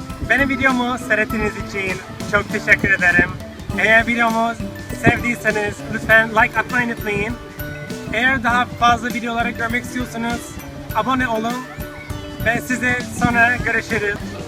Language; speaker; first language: Turkish; non-native, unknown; English